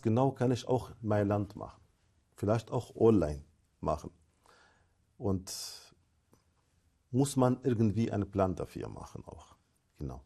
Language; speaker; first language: German; non-native, fluent; Arabic